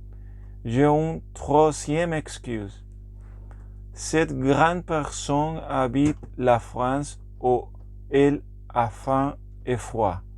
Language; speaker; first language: French; non-native, learner; Spanish